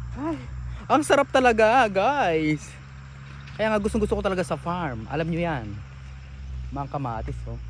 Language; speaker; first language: Filipino; non-native, local second language; Pampanga